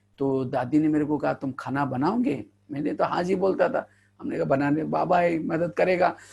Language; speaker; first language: Hindi; non-native, local second language; Marathi